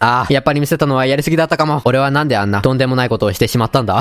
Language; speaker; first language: Japanese; native; Japanese